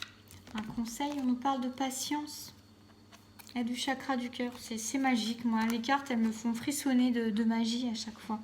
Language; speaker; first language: French; native; French